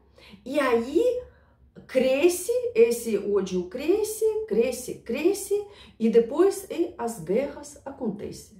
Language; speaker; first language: Portuguese; non-native, fluent; Russian